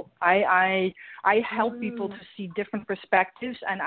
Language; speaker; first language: English; non-native, fluent; Dutch